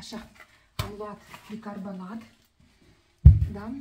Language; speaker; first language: Romanian; non-native, learner; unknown